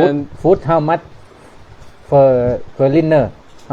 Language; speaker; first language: English; non-native, learner; Thai